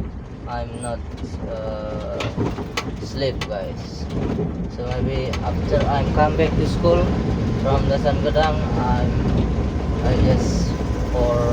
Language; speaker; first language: English; non-native, learner; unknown